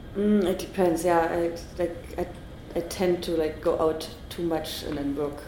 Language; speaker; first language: English; non-native, fluent; German